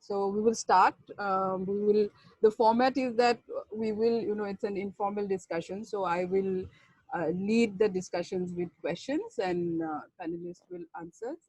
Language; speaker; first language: English; non-native, local second language; Assamese